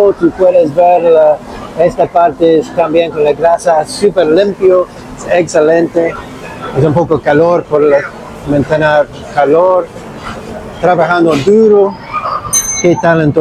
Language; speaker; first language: Spanish; non-native, learner; English